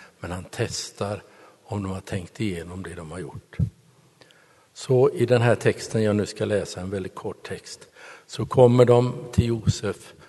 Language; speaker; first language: Swedish; native; Swedish